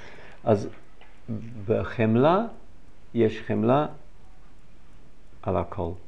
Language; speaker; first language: Hebrew; non-native, fluent; English